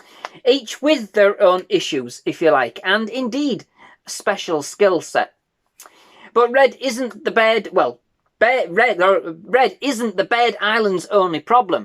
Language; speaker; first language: English; native; English